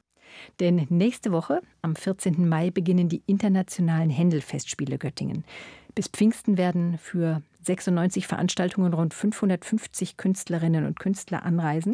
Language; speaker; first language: German; native; German